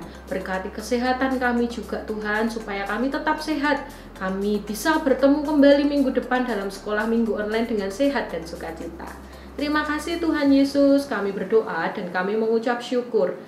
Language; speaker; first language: Indonesian; native; Indonesian